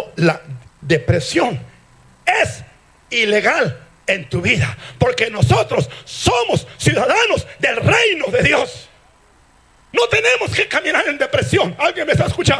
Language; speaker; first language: Spanish; early bilingual, heritage; Spanish